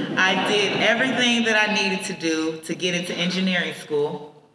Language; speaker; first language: English; native; English